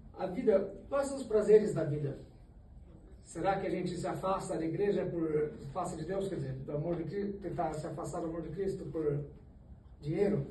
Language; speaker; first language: Portuguese; native; Portuguese